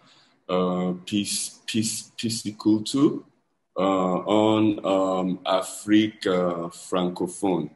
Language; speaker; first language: French; non-native, learner; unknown